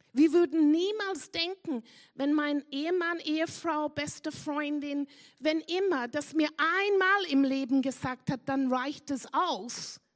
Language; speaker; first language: German; non-native, fluent; English